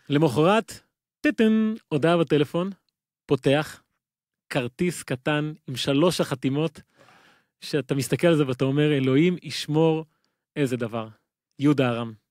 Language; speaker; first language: Hebrew; native; Hebrew